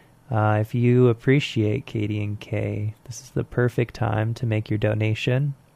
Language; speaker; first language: English; native; English